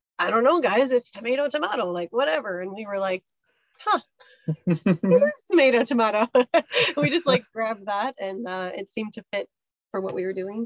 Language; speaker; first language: English; native; English